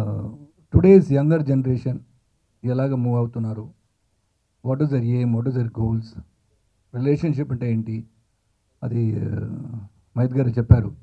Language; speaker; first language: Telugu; non-native, fluent; Tamil